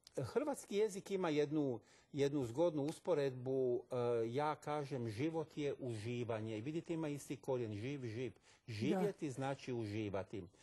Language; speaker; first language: Croatian; native; Croatian